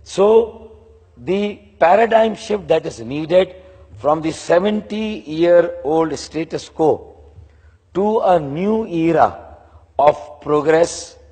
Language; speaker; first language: English; non-native, local second language; Urdu